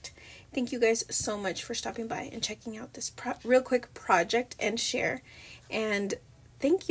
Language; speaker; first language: English; native; English